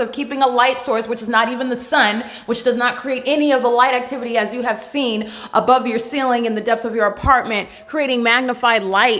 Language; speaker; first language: English; native; English